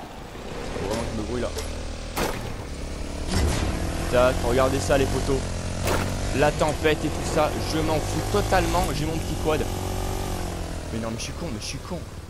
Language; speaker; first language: French; native; French